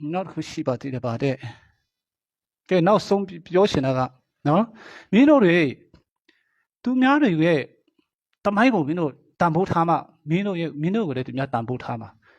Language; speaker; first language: Burmese; non-native, local second language; Kachin